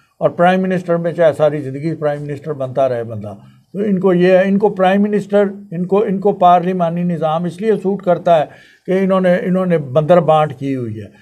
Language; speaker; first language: Urdu; non-native, local second language; Punjabi